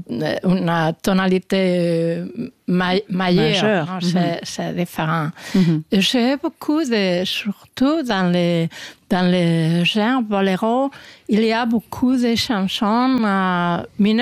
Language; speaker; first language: French; non-native, fluent; Spanish